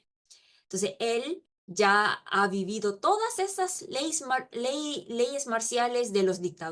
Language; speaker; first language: Spanish; non-native, local second language; Korean